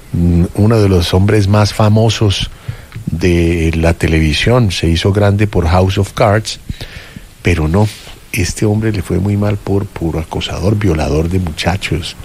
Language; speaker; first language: Spanish; native; Spanish